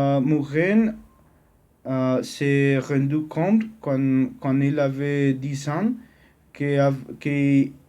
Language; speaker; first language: French; non-native, learner; Spanish